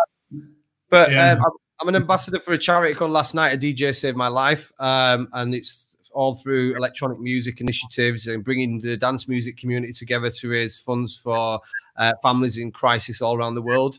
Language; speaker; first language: English; native; English